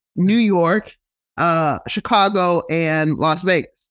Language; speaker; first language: English; native; English